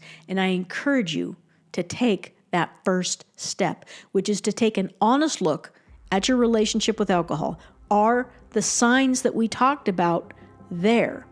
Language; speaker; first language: English; native; English